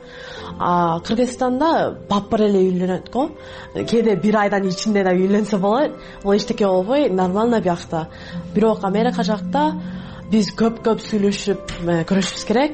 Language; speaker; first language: Kyrgyz; non-native, fluent; English